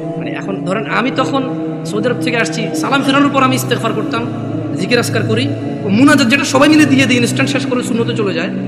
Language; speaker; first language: Bangla; early bilingual, heritage; Bangla